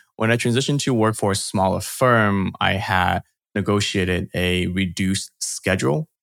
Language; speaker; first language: English; early bilingual, other home language; Chinese